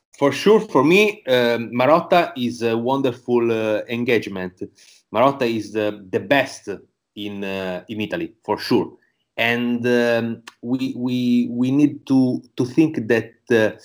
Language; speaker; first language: English; non-native, learner; Italian